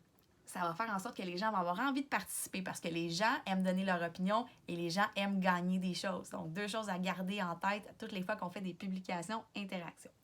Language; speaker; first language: French; native; French